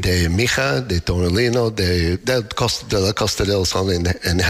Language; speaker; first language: Spanish; non-native, learner; English